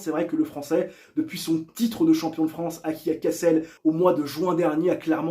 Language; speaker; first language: French; native; French